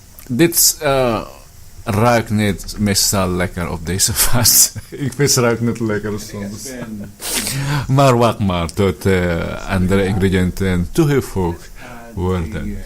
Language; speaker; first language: Dutch; non-native, fluent; Filipino